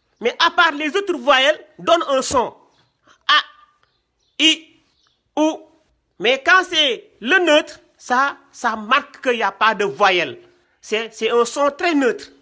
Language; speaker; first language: French; non-native, local second language; Wolof